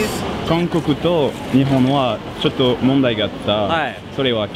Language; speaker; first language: Japanese; non-native, learner; French